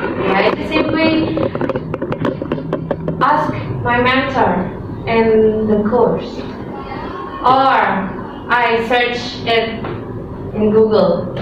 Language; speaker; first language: English; non-native, learner; Indonesian